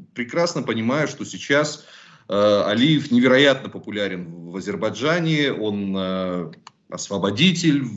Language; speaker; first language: Russian; native; Russian